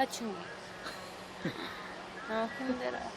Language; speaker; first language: Korean; non-native, learner; Spanish